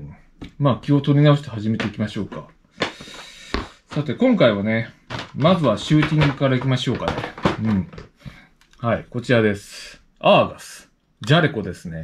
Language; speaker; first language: Japanese; native; Japanese